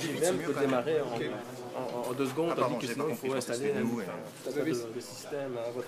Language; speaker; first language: French; native; French